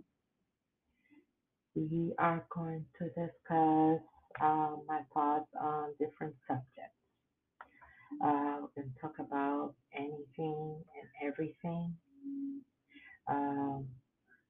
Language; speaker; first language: English; non-native, fluent; Spanish